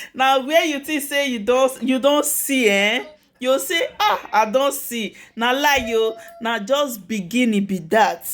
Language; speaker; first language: Nigerian Pidgin; native; Nigerian Pidgin